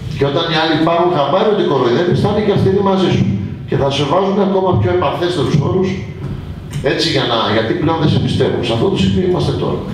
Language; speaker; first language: Greek; native; Greek